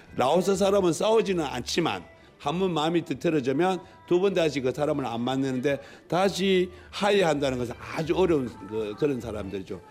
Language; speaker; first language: Korean; native; Korean